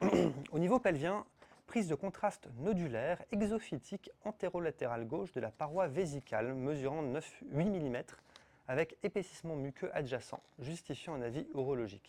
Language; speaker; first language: French; native; French